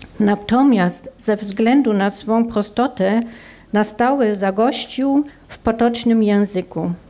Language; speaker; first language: Polish; non-native, fluent; German